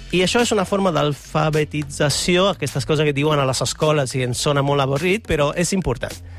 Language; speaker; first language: Catalan; non-native, fluent; Italian